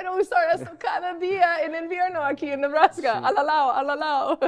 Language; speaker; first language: Spanish; non-native, learner; English